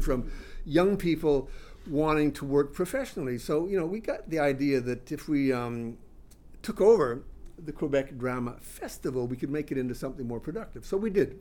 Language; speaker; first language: English; native; English